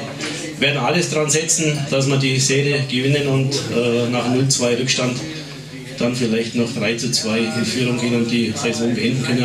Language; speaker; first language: German; native; German